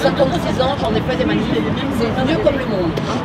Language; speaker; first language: French; native; French